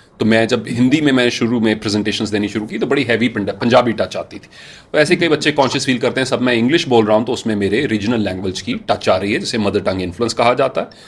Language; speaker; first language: Hindi; non-native, local second language; Punjabi